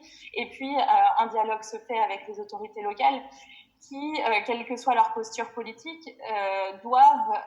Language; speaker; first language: French; native; French